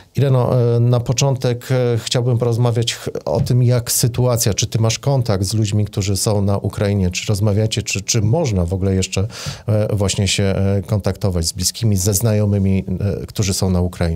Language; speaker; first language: Polish; native; Polish